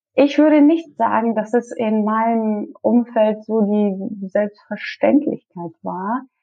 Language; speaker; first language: German; early bilingual, other home language; Russian